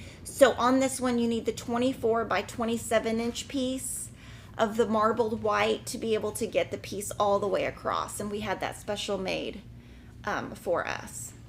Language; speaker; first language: English; native; English